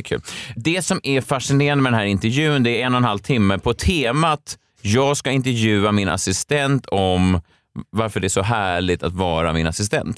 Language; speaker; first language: Swedish; native; Swedish